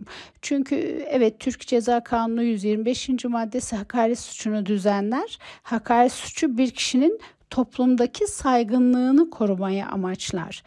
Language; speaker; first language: Turkish; native; Turkish